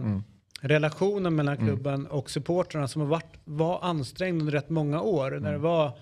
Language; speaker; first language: Swedish; native; Swedish